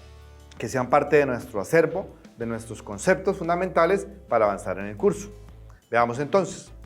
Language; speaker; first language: Spanish; native; Spanish